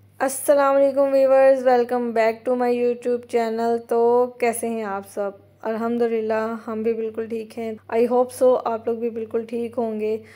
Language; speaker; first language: Urdu; native; Urdu